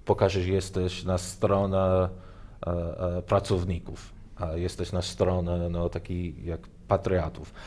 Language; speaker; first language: Polish; non-native, learner; English